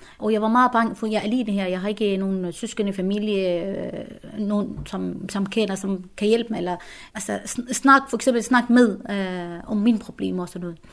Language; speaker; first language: Danish; non-native, fluent; Arabic